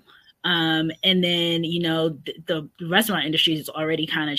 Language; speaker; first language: English; native; English